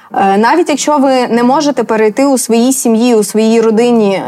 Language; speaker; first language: Ukrainian; native; Ukrainian